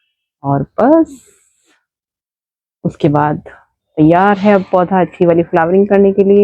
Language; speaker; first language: Hindi; native; Hindi